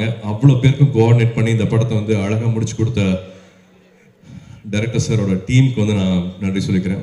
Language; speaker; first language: Tamil; native; Tamil